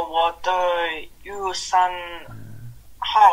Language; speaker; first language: Chinese; non-native, learner; Mongolian